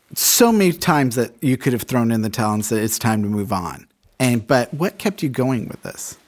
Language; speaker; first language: English; native; English